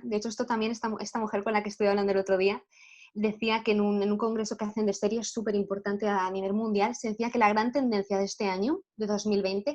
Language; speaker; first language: Spanish; native; Spanish